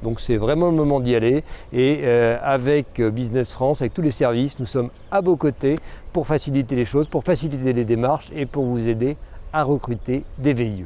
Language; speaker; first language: French; native; French